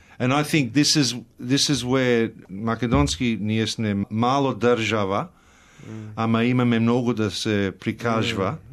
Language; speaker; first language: Macedonian; early bilingual, heritage; Macedonian